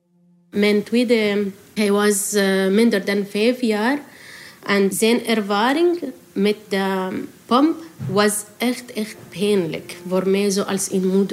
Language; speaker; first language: Dutch; non-native, learner; Arabic